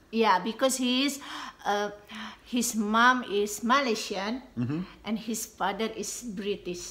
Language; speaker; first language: English; non-native, learner; Indonesian